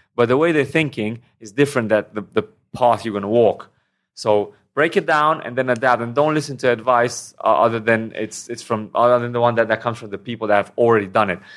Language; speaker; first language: English; non-native, fluent; Romanian